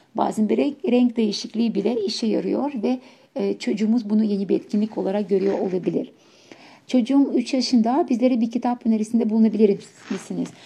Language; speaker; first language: Turkish; non-native, fluent; Ukrainian